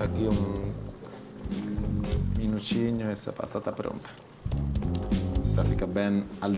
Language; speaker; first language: Portuguese; non-native, fluent; Italian